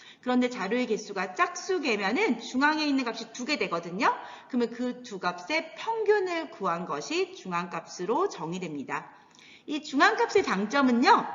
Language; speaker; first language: Korean; native; Korean